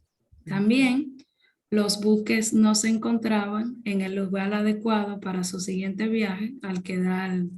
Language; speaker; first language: Spanish; native; Spanish